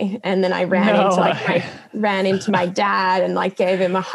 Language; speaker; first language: English; native; English